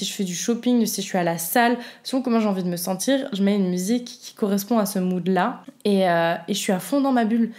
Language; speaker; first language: French; native; French